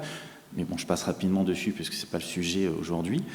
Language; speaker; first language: French; native; French